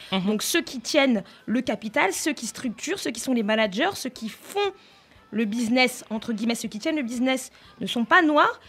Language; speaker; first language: French; native; French